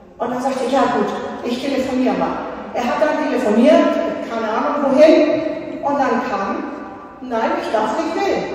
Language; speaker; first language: German; non-native, fluent; Greek